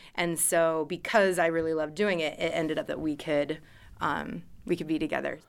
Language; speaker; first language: English; native; English